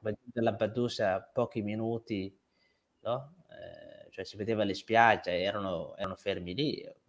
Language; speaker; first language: Italian; non-native, fluent; Somali